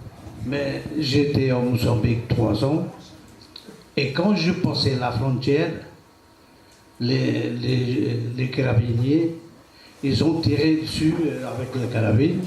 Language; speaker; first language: French; non-native, learner; Portuguese